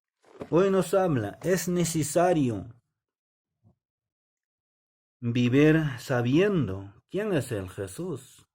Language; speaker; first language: Spanish; non-native, local second language; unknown